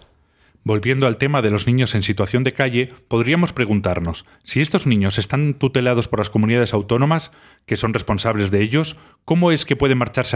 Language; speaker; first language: Spanish; native; Spanish